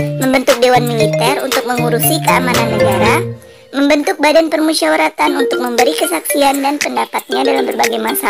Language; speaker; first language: Indonesian; native; Indonesian